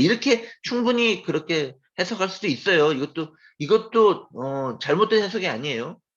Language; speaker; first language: Korean; native; Korean